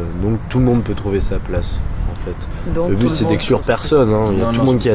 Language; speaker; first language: French; native; French